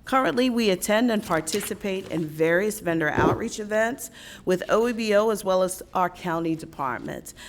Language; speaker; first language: English; native; English